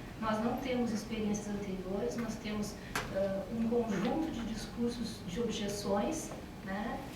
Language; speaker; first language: Portuguese; native; Portuguese